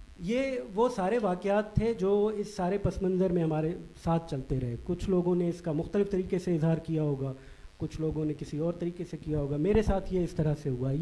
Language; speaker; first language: Urdu; non-native, local second language; Baluchi